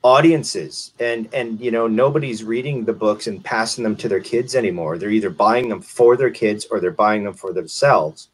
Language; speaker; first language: English; native; English